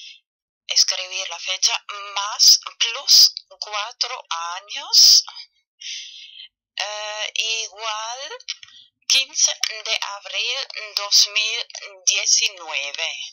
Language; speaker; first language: Spanish; non-native, fluent; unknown